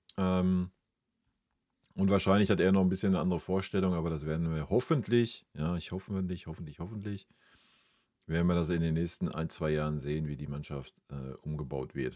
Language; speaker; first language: German; native; German